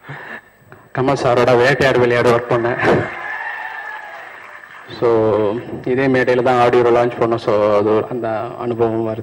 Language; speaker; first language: Tamil; native; Tamil